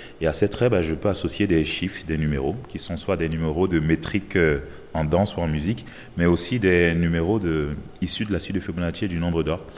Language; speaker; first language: French; non-native, local second language; Basaa